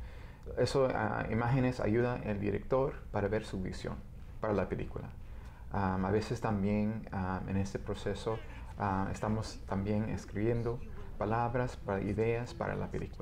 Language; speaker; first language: Spanish; early bilingual, heritage; Spanish